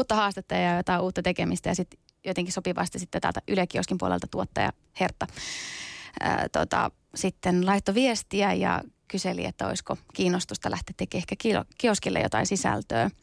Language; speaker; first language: Finnish; early bilingual, other home language; Kurdish